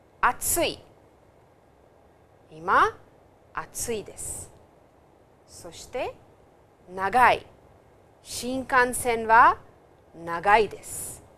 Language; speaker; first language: Japanese; non-native, fluent; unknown